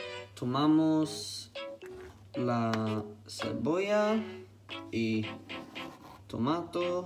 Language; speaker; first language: Spanish; non-native, learner; Swedish